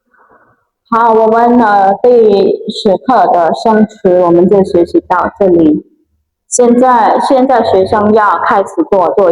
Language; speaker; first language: Chinese; non-native, fluent; Khmer